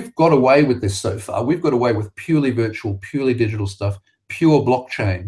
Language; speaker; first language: English; native; English